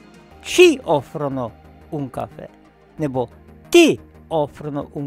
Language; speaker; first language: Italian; non-native, fluent; Czech